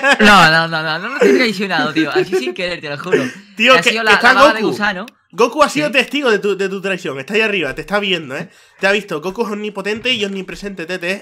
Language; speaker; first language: Spanish; native; Spanish